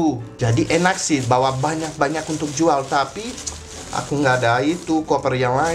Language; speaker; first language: Indonesian; non-native, fluent; Portuguese